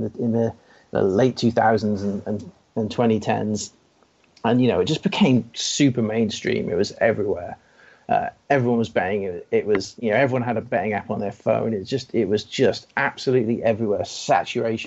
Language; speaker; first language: English; native; English